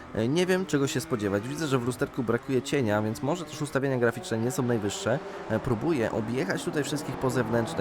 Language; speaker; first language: Polish; native; Polish